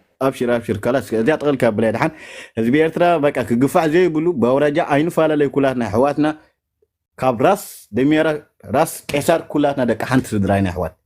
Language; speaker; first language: Tigrinya; native; Tigrinya